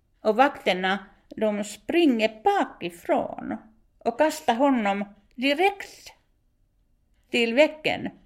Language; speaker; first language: Swedish; non-native, fluent; Finnish